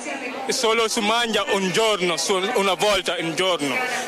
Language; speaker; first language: Italian; non-native, learner; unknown